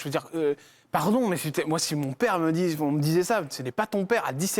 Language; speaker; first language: French; native; French